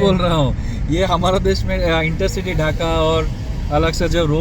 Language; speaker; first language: Hindi; non-native, learner; Bangla